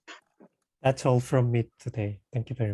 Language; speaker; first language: English; non-native, fluent; Korean